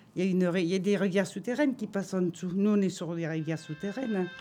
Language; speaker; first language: French; native; French